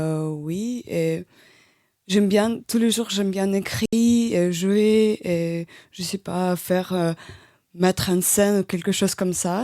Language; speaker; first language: French; non-native, learner; Russian